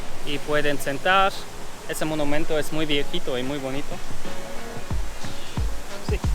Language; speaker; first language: Spanish; non-native, learner; German